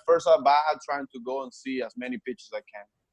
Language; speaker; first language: English; non-native, fluent; Spanish